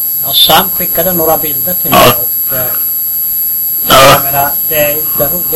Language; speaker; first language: Swedish; native; Swedish